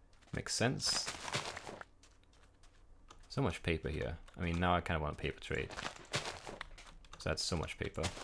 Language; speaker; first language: English; native; English